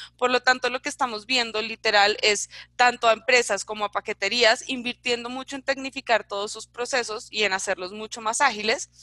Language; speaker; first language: Spanish; native; Spanish